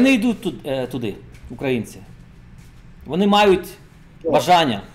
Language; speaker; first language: Ukrainian; non-native, local second language; Russian